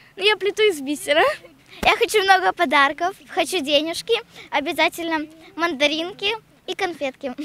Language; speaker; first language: Russian; native; Russian